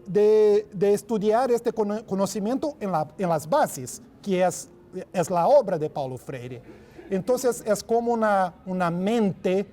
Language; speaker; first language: Spanish; non-native, fluent; Portuguese